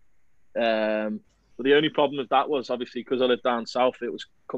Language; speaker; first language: English; native; English